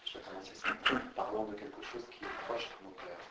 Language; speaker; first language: French; native; French